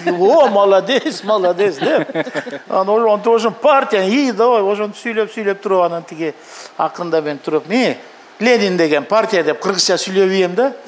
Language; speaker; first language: Kyrgyz; non-native, local second language; Russian